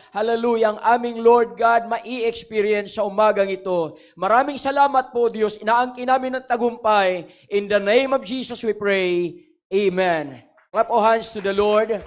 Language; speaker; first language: Filipino; non-native, local second language; Waray